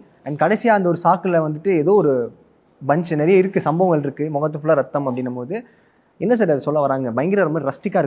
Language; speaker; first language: Tamil; native; Tamil